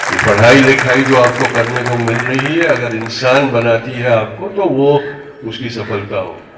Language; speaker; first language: Hindi; non-native, local second language; Gujarati